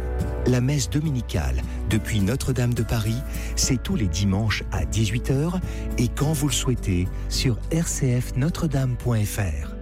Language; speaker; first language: French; native; French